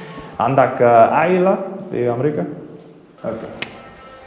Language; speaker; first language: Arabic; non-native, learner; English